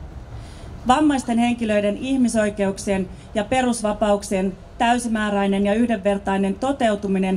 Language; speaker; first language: Finnish; native; Finnish